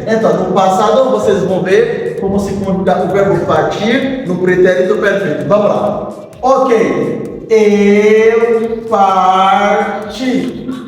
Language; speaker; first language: Portuguese; non-native, fluent; Haitian Creole